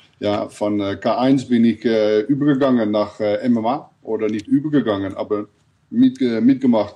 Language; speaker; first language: German; non-native, learner; Dutch